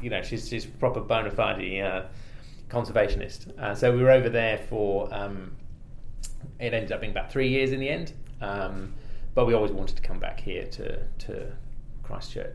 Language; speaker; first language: English; native; English